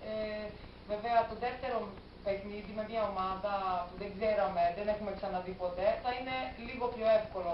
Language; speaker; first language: Greek; non-native, fluent; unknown